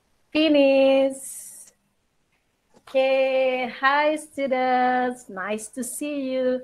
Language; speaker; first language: English; non-native, learner; Indonesian